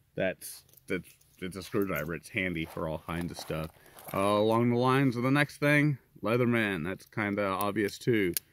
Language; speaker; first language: English; native; English